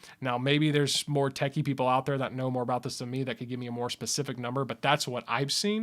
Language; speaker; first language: English; native; English